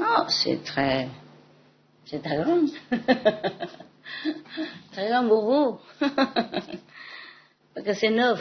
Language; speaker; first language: French; non-native, learner; Vietnamese